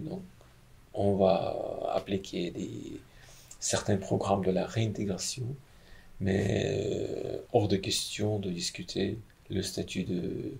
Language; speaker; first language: French; non-native, fluent; Ukrainian